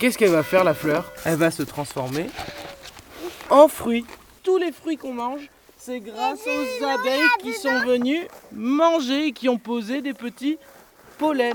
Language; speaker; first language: French; native; French